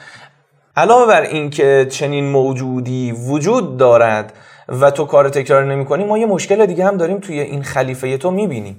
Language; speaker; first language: Persian; native; Persian